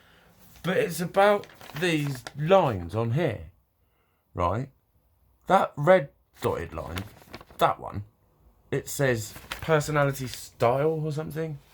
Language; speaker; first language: English; native; English